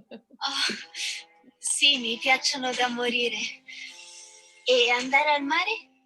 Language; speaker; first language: Italian; non-native, learner; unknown